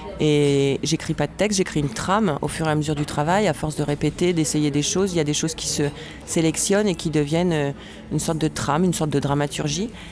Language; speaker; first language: French; native; French